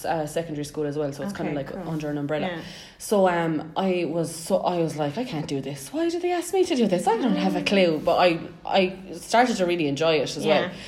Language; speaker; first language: English; native; English